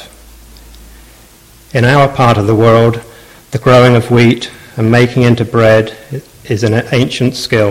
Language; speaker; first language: English; native; English